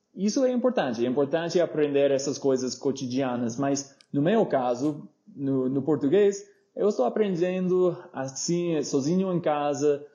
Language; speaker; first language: Portuguese; non-native, fluent; English